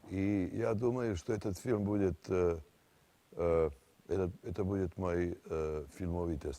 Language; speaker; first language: Russian; non-native, fluent; Serbian